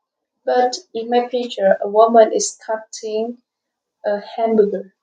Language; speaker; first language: English; non-native, learner; Vietnamese